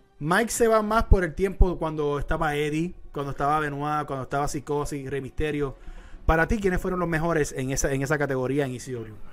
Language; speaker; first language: Spanish; native; Spanish